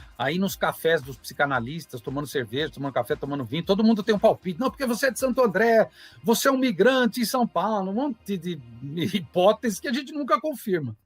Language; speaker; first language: Portuguese; native; Portuguese